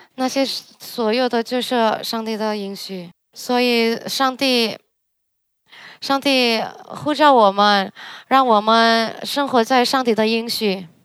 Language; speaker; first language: Chinese; early bilingual, heritage; Chinese